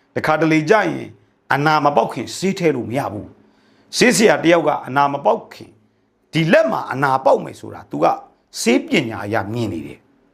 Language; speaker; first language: Burmese; native; Burmese